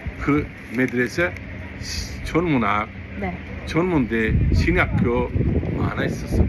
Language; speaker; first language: Korean; non-native, learner; Uzbek